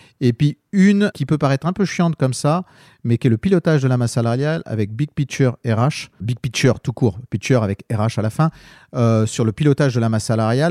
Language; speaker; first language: French; native; French